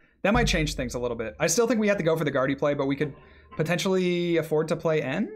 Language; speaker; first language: English; native; English